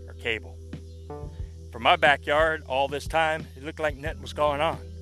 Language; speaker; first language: English; native; English